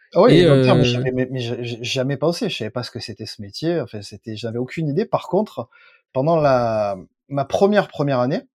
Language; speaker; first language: French; native; French